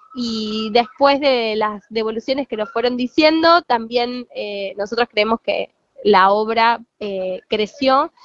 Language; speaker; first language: Spanish; native; Spanish